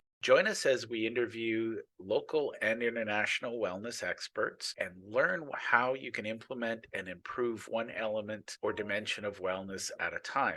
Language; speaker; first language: English; native; English